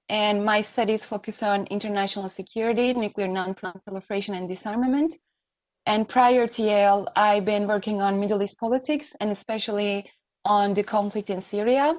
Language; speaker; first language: English; non-native, fluent; Turkish